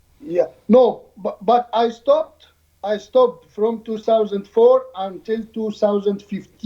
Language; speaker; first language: English; non-native, learner; Arabic